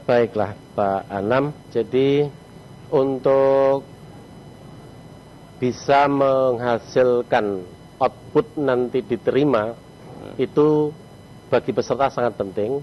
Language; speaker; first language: Indonesian; native; Indonesian